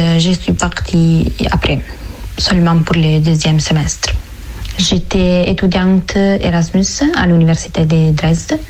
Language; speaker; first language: French; non-native, fluent; Italian